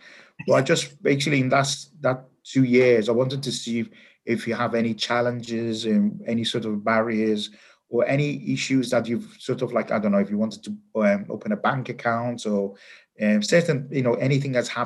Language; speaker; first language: English; non-native, fluent; Persian